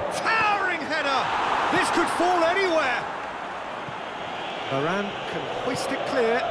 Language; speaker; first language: English; native; English